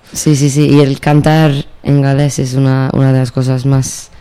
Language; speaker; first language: Spanish; non-native, fluent; English